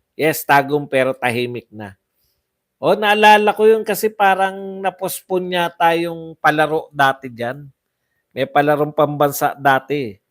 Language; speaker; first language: Filipino; non-native, local second language; Waray